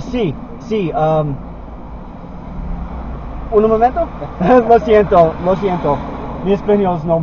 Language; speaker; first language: Spanish; non-native, learner; English